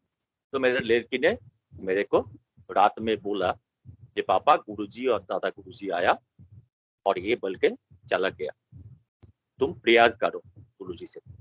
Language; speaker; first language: Hindi; non-native, local second language; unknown